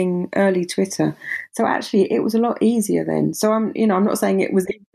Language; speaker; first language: English; native; English